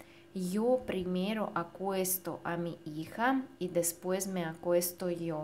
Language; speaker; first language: Spanish; non-native, fluent; Russian